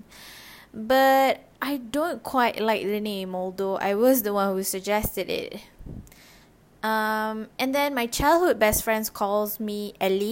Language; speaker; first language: English; non-native, local second language; Malay